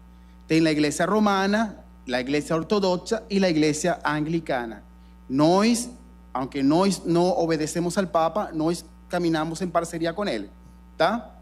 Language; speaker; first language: Portuguese; non-native, learner; Spanish